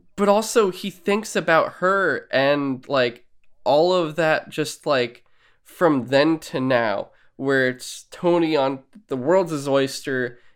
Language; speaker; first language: English; native; English